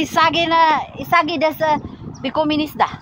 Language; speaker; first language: German; non-native, learner; Cebuano